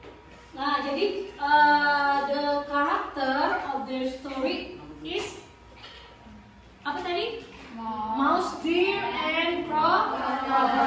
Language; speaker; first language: English; non-native, local second language; Indonesian